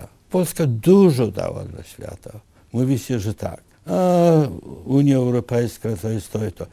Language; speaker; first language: Polish; early bilingual, other home language; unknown